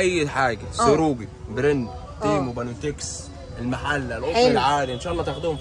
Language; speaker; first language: Arabic; native; Arabic